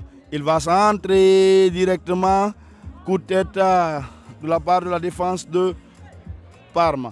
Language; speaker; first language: French; non-native, local second language; Fula